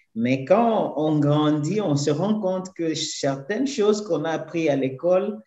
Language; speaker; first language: French; native; French